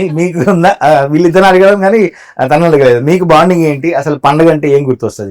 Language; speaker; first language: Telugu; native; Telugu